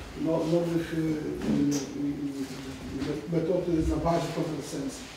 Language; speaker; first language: Polish; non-native, learner; Russian